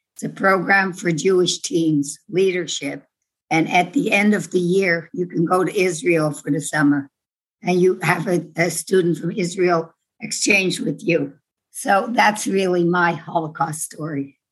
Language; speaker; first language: English; non-native, fluent; Dutch